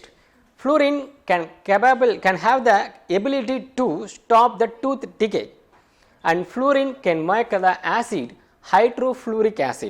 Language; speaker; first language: English; non-native, local second language; Tamil